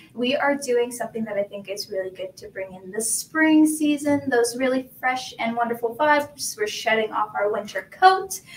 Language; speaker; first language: English; native; English